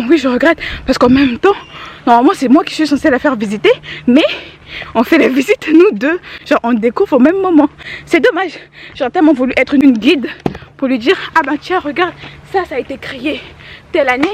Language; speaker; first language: French; native; French